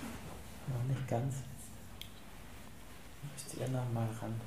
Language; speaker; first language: German; native; German